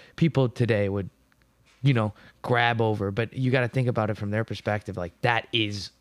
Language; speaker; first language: English; native; English